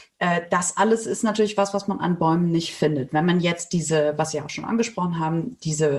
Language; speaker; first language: German; native; German